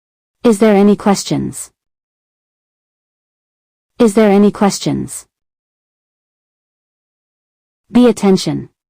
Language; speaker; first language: English; non-native, fluent; Arabic